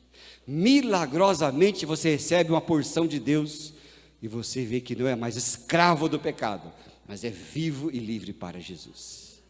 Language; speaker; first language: Portuguese; native; Portuguese